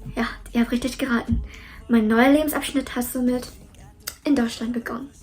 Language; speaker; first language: German; early bilingual, other home language; Vietnamese